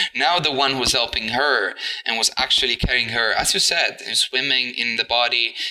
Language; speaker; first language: English; non-native, fluent; Italian